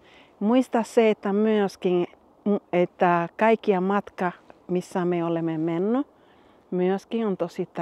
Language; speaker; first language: Finnish; non-native, learner; Spanish